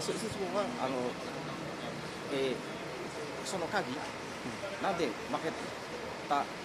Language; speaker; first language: Japanese; non-native, learner; Indonesian